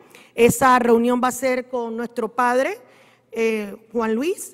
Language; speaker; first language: Spanish; native; Spanish